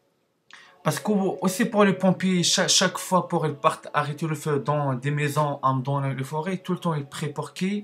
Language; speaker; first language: French; non-native, learner; Arabic